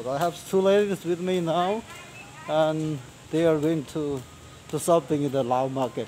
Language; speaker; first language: English; non-native, learner; Lao